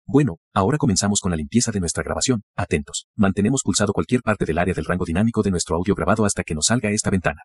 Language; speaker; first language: Spanish; native; Spanish